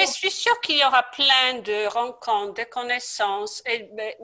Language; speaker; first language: French; non-native, fluent; Polish